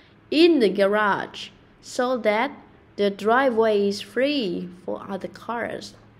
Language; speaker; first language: English; non-native, fluent; Vietnamese